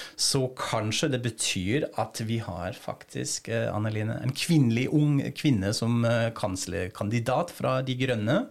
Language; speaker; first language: Norwegian; non-native, fluent; German